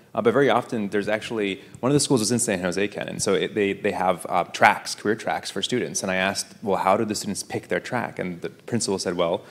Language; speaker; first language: English; native; English